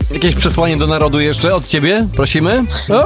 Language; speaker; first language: Polish; native; Polish